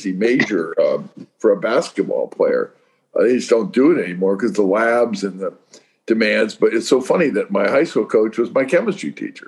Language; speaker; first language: English; native; English